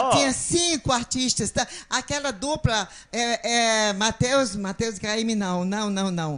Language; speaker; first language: Portuguese; native; Portuguese